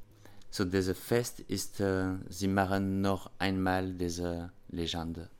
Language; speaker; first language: German; non-native, learner; French